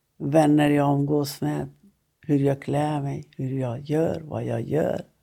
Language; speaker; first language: Swedish; non-native, fluent; Persian